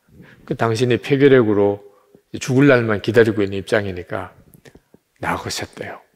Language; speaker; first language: Korean; native; Korean